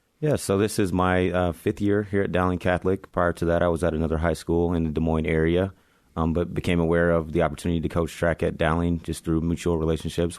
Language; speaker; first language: English; native; English